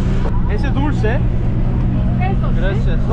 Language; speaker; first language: Spanish; non-native, learner; Turkish